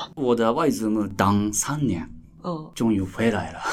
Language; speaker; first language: Chinese; non-native, fluent; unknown